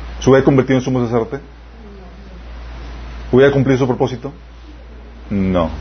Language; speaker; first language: Spanish; native; Spanish